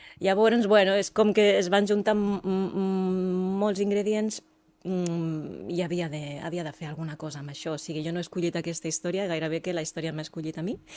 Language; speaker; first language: Catalan; non-native, local second language; Spanish